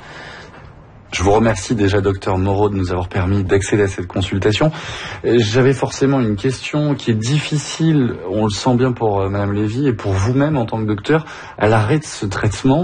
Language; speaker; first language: French; native; French